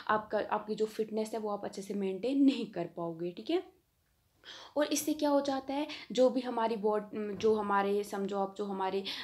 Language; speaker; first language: Hindi; non-native, local second language; Kashmiri